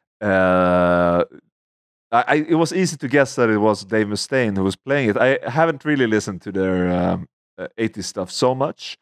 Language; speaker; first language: English; non-native, fluent; Swedish